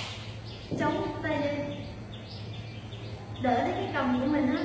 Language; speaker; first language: Vietnamese; native; Vietnamese